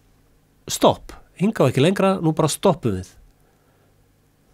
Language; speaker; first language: Icelandic; native; Icelandic